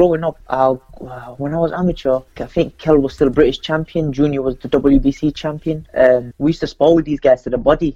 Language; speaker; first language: English; native; English